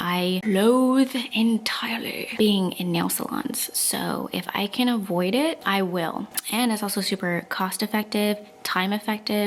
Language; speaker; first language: English; native; English